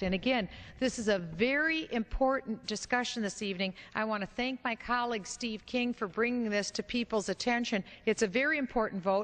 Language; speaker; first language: English; native; English